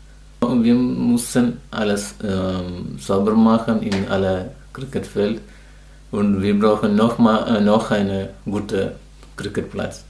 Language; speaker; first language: German; non-native, learner; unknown